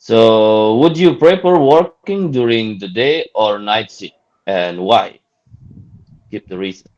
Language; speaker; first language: English; non-native, fluent; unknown